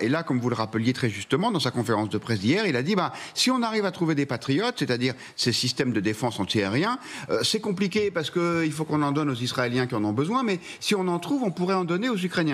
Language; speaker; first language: French; native; French